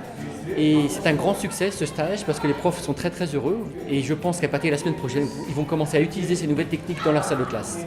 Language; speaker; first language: French; native; French